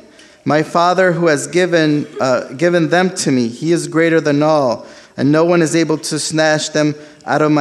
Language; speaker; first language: English; early bilingual, other home language; Spanish